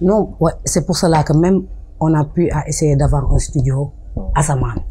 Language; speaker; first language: French; non-native, local second language; Wolof